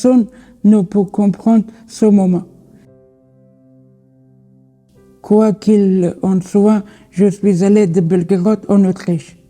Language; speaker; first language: French; non-native, learner; Persian